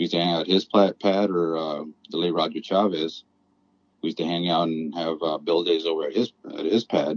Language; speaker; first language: English; native; English